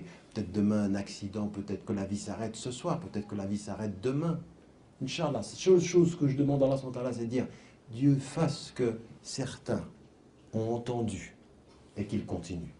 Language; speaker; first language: French; native; French